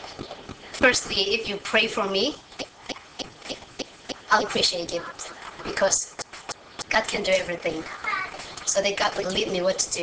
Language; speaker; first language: English; non-native, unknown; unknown